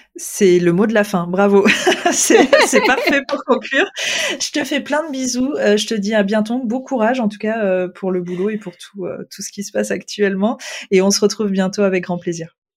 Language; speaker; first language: French; native; French